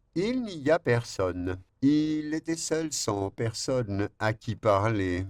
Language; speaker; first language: French; non-native, fluent; Spanish